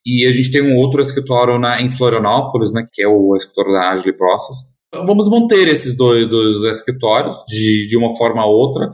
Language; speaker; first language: Portuguese; non-native, fluent; German